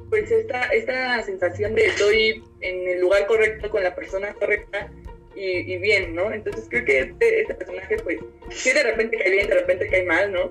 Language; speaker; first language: Spanish; native; Spanish